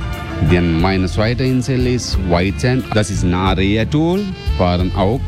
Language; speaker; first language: German; non-native, learner; Sinhala